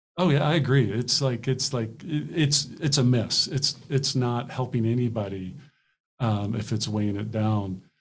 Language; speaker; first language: English; native; English